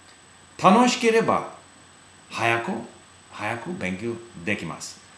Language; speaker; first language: Japanese; non-native, fluent; English